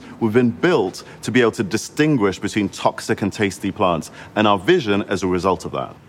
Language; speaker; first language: English; native; English